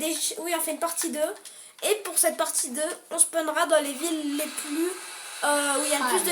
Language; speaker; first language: French; native; French